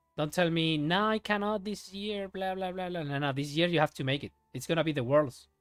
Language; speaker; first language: English; non-native, fluent; Spanish